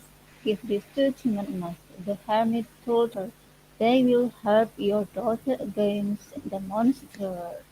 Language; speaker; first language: English; non-native, learner; Indonesian